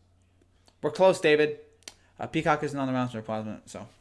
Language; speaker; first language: English; native; English